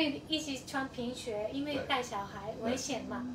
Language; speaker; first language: Chinese; non-native, fluent; Japanese